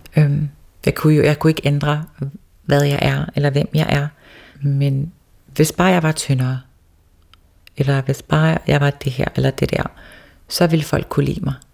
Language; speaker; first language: Danish; early bilingual, other home language; Faroese